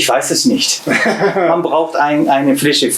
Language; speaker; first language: German; non-native, learner; Japanese